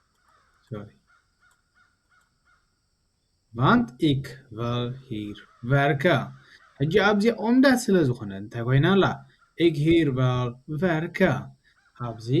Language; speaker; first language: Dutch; non-native, learner; Tigrinya